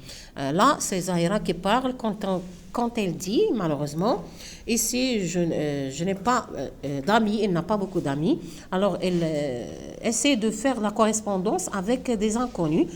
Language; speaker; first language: French; non-native, local second language; Arabic